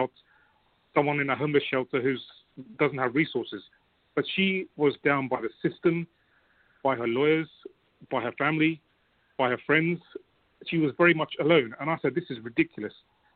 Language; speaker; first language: English; native; English